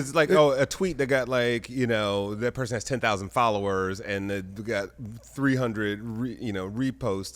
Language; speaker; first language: English; native; English